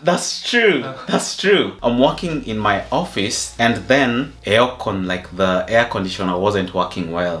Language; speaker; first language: English; non-native, local second language; Gusii